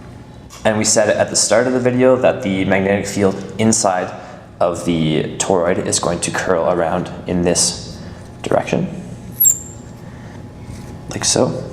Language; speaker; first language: English; native; English